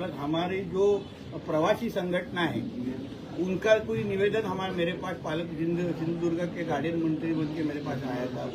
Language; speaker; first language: Hindi; non-native, local second language; Marathi